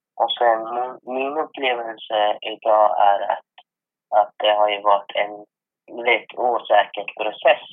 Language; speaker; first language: Swedish; non-native, fluent; Persian